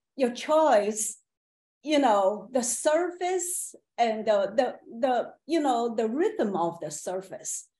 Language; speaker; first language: English; non-native, fluent; Chinese